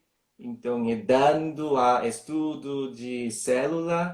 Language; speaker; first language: Portuguese; non-native, learner; Korean